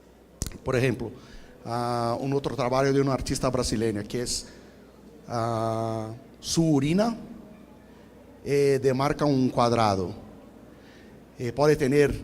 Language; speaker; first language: Spanish; non-native, fluent; Portuguese